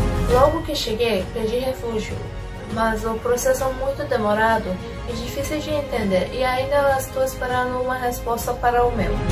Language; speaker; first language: Portuguese; non-native, fluent; Persian